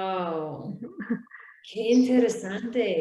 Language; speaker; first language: Spanish; non-native, learner; English